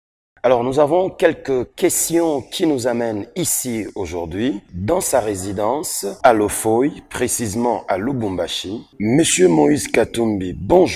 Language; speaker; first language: French; non-native, local second language; Swahili